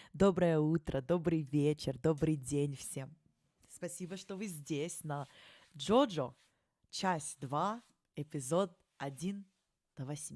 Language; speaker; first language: Russian; early bilingual, heritage; Russian